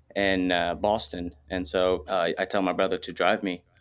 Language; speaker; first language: English; early bilingual, other home language; Arabic